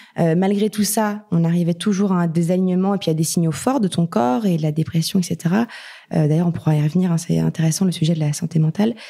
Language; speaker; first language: French; native; French